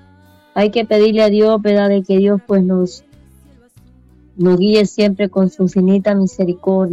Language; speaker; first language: Spanish; native; Spanish